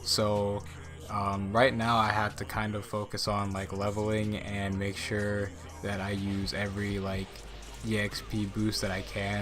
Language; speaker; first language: English; native; English